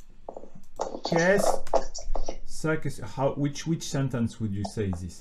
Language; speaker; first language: French; native; French